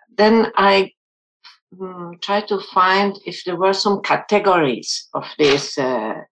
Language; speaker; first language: English; non-native, fluent; German